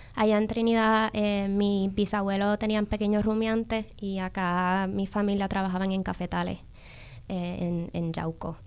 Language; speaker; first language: Spanish; early bilingual, heritage; Spanish